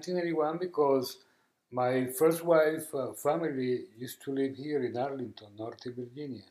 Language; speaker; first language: English; non-native, learner; Spanish